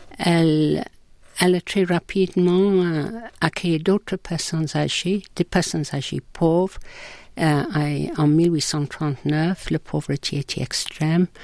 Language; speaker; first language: French; non-native, fluent; English